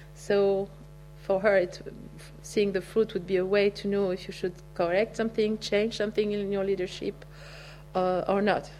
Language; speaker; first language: English; native; English